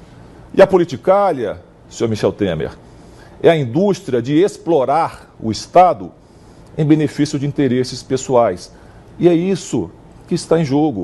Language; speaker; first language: Portuguese; native; Portuguese